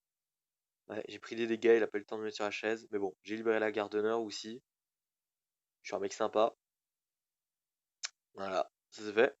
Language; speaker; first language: French; native; French